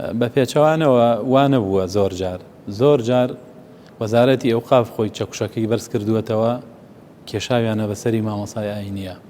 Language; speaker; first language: Central Kurdish; native; Central Kurdish